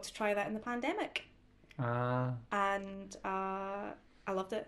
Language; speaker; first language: English; native; English